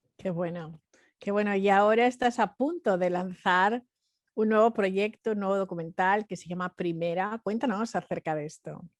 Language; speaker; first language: Spanish; native; Spanish